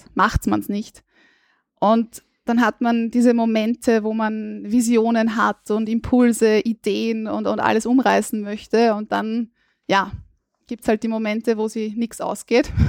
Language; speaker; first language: German; native; German